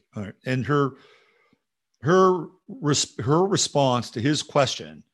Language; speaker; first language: English; native; English